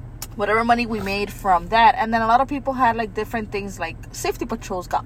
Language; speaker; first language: English; early bilingual, other home language; Spanish